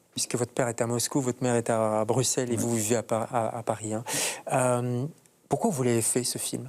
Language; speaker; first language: French; native; French